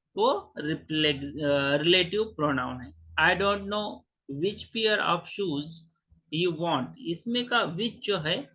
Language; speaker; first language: Hindi; non-native, local second language; Marathi